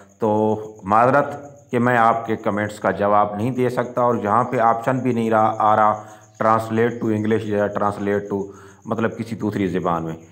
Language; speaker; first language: Urdu; non-native, local second language; Punjabi